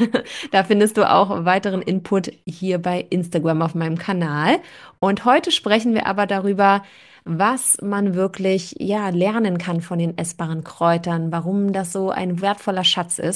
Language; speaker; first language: German; native; German